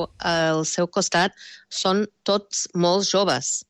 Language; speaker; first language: Catalan; non-native, fluent; English